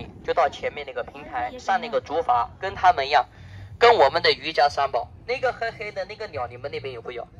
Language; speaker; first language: Chinese; native; Chinese